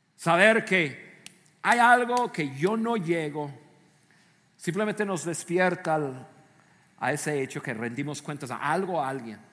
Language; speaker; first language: Spanish; non-native, fluent; English